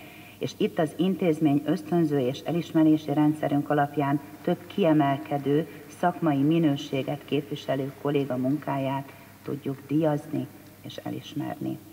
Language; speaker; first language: Hungarian; native; Hungarian